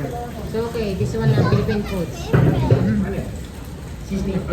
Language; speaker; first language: English; non-native, learner; Filipino